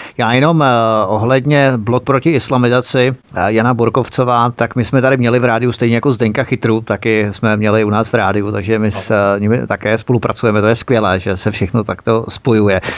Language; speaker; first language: Czech; native; Czech